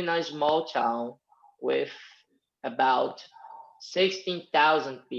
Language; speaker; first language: English; non-native, fluent; Portuguese